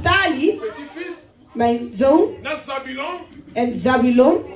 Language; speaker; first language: Dutch; non-native, learner; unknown